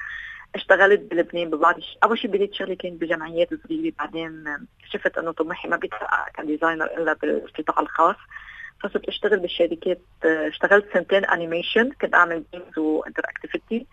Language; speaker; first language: Arabic; native; Arabic